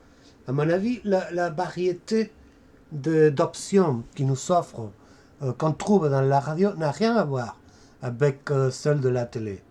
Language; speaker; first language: French; non-native, fluent; Spanish